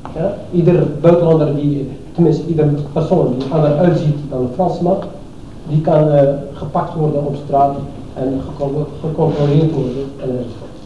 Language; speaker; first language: Dutch; non-native, fluent; Arabic